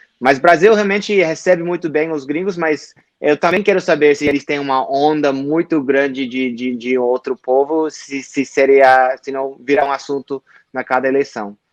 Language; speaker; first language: Portuguese; non-native, fluent; English